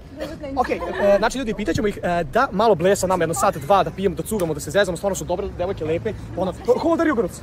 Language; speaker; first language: Croatian; native; Croatian